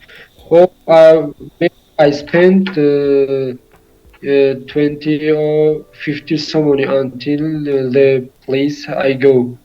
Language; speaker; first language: English; non-native, learner; Tajik